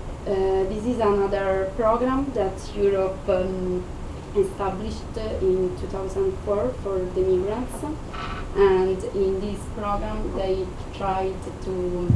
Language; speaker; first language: English; non-native, fluent; Italian